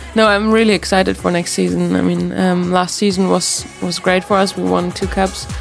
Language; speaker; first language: English; non-native, fluent; German